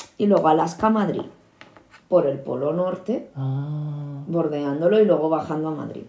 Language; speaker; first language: Spanish; early bilingual, other home language; Korean